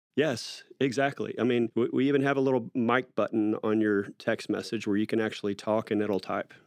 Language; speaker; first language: English; native; English